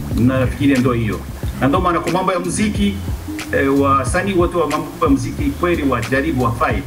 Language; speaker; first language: Swahili; non-native, local second language; Rundi